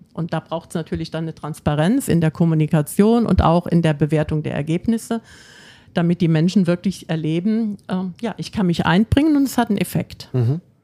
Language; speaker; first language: German; native; German